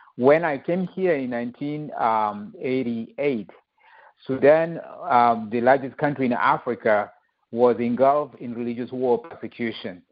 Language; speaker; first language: English; non-native, fluent; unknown